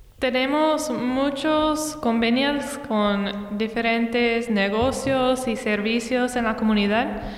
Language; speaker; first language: Spanish; non-native, fluent; English